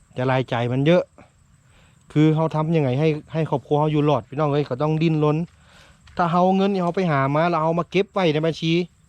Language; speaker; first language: Thai; native; Thai